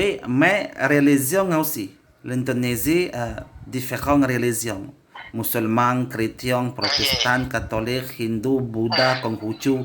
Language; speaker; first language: French; non-native, learner; Indonesian